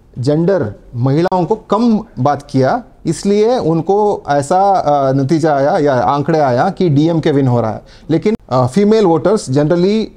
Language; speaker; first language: Hindi; non-native, local second language; Kannada